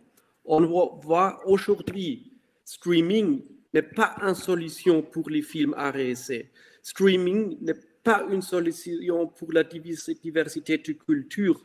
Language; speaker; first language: French; non-native, fluent; German